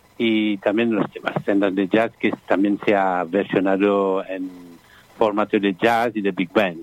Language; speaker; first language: Spanish; non-native, fluent; Morisyen